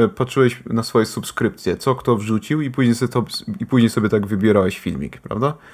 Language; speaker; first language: Polish; early bilingual, heritage; German